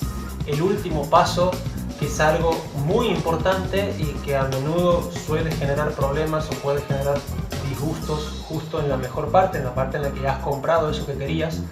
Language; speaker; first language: Spanish; native; Spanish